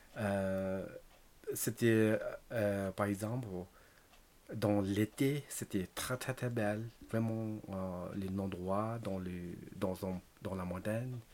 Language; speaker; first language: French; non-native, learner; Tibetan